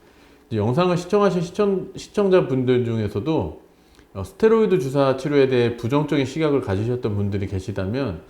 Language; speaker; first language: Korean; native; Korean